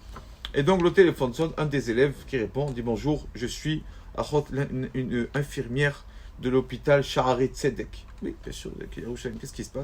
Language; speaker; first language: French; native; French